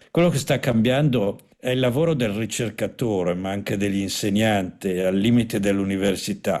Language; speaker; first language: Italian; native; Italian